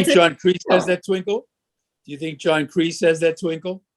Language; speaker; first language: English; native; English